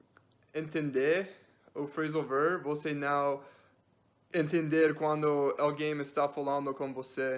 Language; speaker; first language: Portuguese; non-native, learner; English